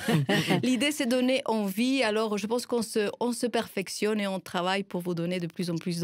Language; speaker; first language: French; non-native, fluent; Spanish